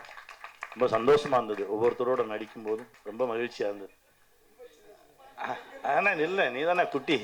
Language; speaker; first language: Tamil; native; Tamil